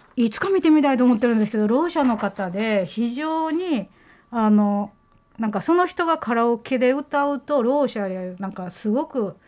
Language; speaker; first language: Japanese; native; Japanese